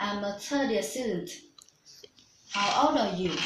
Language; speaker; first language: English; non-native, learner; Vietnamese